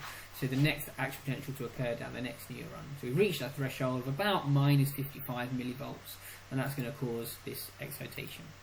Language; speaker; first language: English; native; English